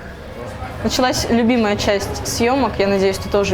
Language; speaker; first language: Russian; native; Russian